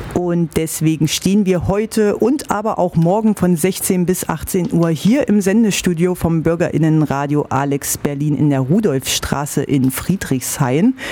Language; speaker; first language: German; native; German